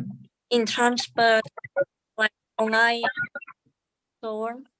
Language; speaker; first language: English; non-native, learner; Kazakh